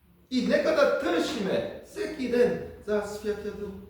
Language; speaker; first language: Bulgarian; non-native, learner; Korean